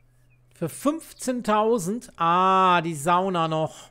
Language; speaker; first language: German; native; German